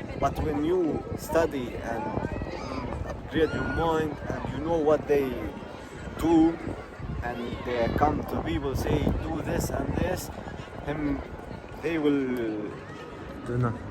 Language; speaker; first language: English; non-native, learner; Arabic